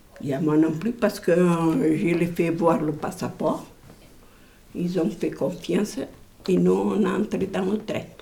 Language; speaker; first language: French; non-native, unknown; Portuguese